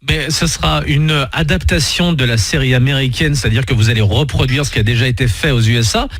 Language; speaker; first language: French; native; French